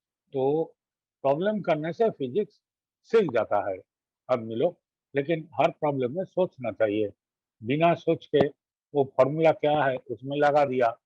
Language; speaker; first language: Hindi; non-native, local second language; Bangla